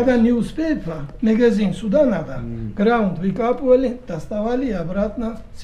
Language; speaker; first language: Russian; non-native, local second language; Georgian